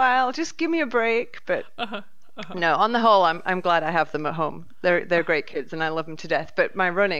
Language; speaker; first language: English; native; English